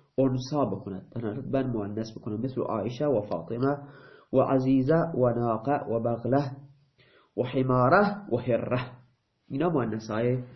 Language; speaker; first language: Persian; non-native, local second language; Baluchi